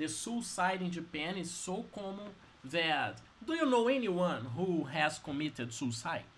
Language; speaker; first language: English; non-native, fluent; Portuguese